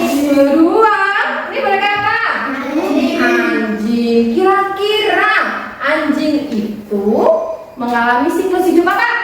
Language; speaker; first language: Malay; native; Malay